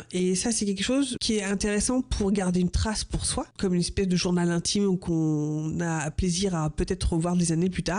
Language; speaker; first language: French; native; French